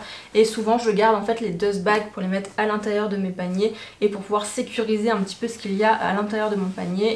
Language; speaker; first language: French; native; French